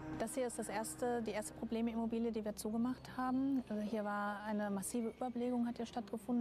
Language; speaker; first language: German; native; German